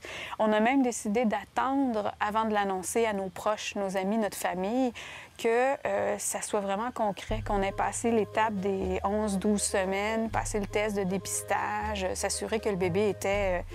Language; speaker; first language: French; native; French